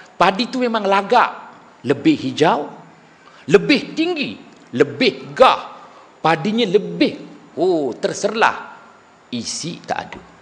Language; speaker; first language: Malay; native; Malay